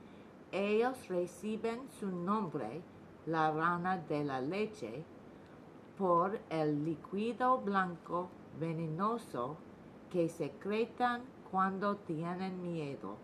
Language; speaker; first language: Spanish; non-native, learner; English